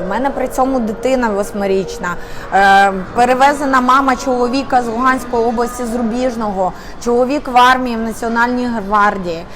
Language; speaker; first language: Ukrainian; native; Ukrainian